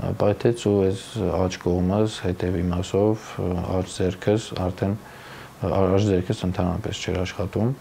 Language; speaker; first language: Armenian; native; Armenian